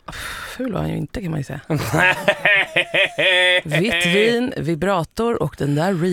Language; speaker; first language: Swedish; native; Swedish